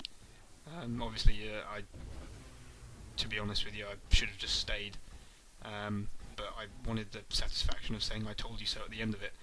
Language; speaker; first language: English; native; English